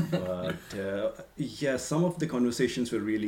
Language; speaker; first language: English; non-native, local second language; Marathi